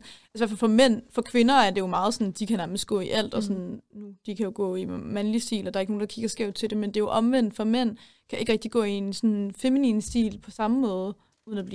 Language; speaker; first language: Danish; native; Danish